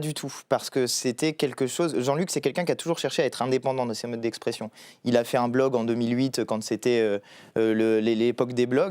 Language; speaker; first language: French; native; French